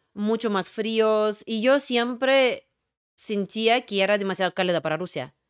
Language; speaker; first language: Spanish; non-native, fluent; Russian